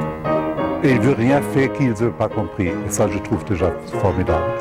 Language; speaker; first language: French; non-native, fluent; German